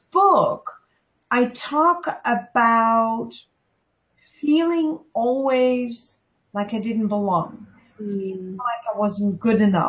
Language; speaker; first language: English; non-native, local second language; Dutch